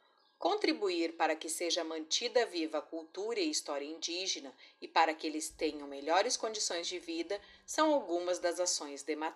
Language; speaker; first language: Portuguese; native; Portuguese